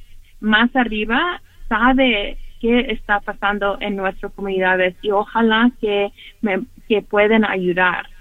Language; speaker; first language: Spanish; early bilingual, heritage; Spanish